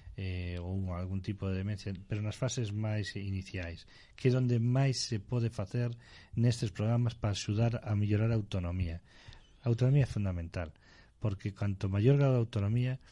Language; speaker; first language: Galician; non-native, local second language; Spanish